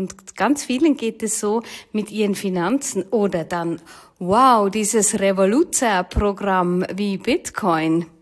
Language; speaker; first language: German; native; German